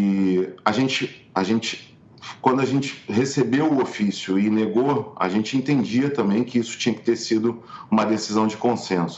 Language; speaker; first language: Portuguese; native; Portuguese